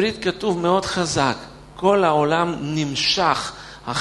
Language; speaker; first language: Hebrew; non-native, fluent; Russian